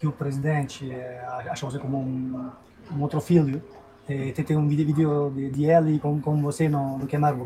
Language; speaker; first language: Portuguese; non-native, learner; Turkish